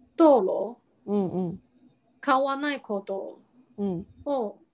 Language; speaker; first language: Japanese; non-native, fluent; Chinese